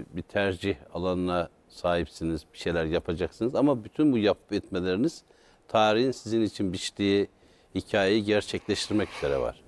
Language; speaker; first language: Turkish; native; Turkish